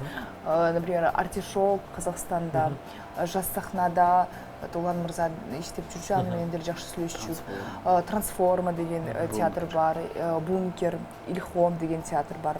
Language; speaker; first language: Kyrgyz; non-native, local second language; Russian